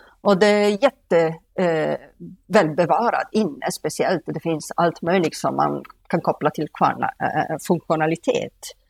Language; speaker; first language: Swedish; non-native, fluent; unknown